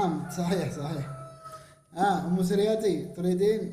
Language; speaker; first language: Arabic; non-native, fluent; Indonesian